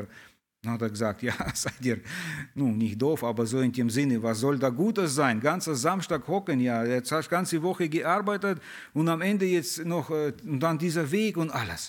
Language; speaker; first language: German; early bilingual, heritage; German